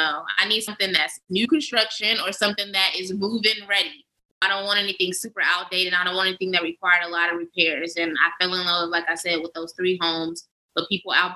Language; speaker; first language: English; native; English